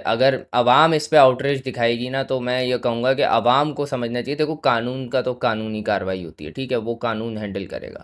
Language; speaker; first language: Urdu; native; Urdu